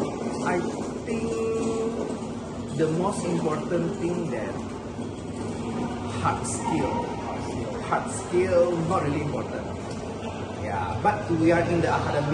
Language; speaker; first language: English; non-native, learner; Indonesian